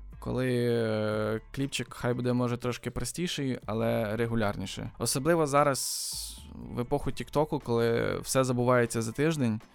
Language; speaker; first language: Ukrainian; native; Ukrainian